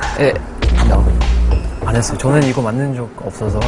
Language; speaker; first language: Korean; non-native, learner; English